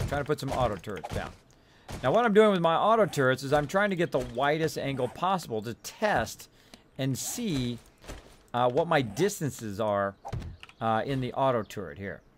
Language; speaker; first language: English; native; English